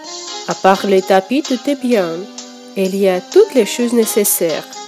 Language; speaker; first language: French; non-native, learner; Russian